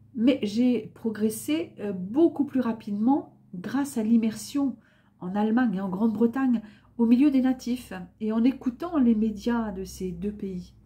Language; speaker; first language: French; native; French